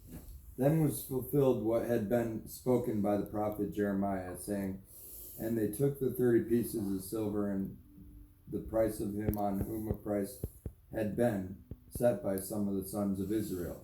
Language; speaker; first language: English; native; English